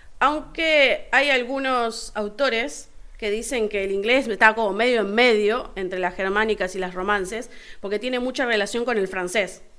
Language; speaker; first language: Spanish; native; Spanish